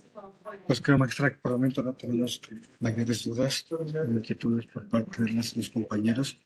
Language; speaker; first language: Spanish; native; Spanish